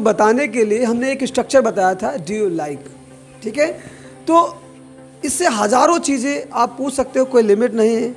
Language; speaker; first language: Hindi; native; Hindi